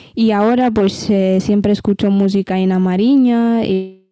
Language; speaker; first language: Spanish; early bilingual, other home language; Amharic